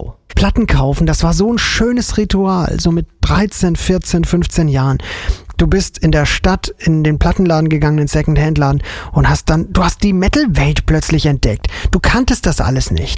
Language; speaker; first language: German; native; German